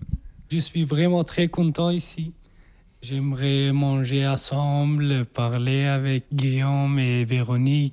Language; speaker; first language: French; non-native, learner; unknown